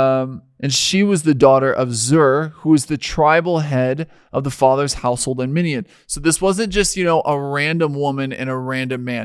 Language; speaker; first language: English; native; English